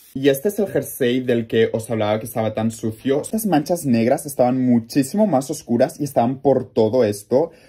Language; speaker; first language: Spanish; native; Spanish